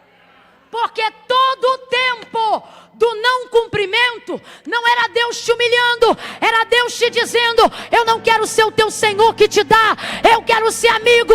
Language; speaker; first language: Portuguese; native; Portuguese